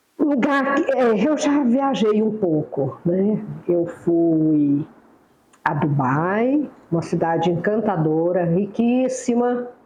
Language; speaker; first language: Portuguese; native; Portuguese